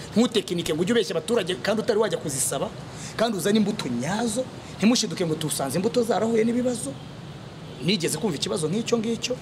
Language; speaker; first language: Kinyarwanda; native; Kinyarwanda